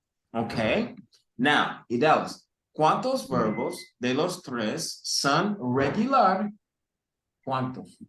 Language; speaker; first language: Spanish; early bilingual, heritage; Spanish